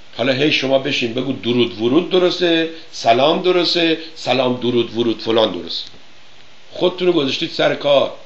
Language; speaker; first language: Persian; native; Persian